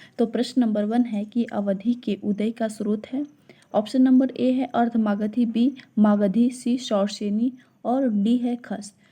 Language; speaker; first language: Hindi; native; Hindi